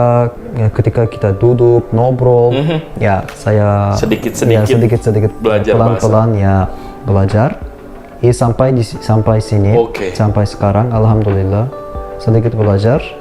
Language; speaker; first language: Indonesian; non-native, learner; Turkish